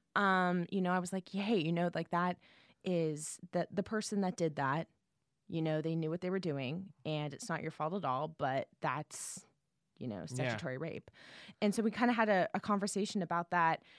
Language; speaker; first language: English; native; English